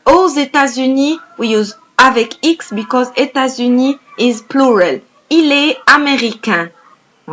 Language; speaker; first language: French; non-native, fluent; Arabic